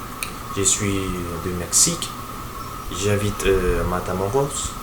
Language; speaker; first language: French; non-native, learner; Spanish